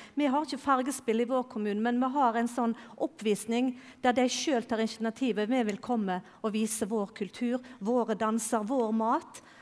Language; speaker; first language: Norwegian; native; Norwegian